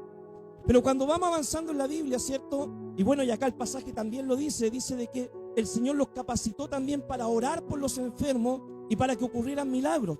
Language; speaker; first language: Spanish; native; Spanish